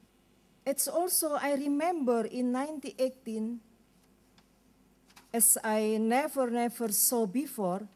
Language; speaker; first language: English; non-native, learner; Indonesian